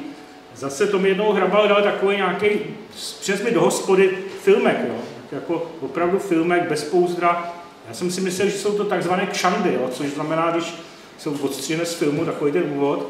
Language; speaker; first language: Czech; native; Czech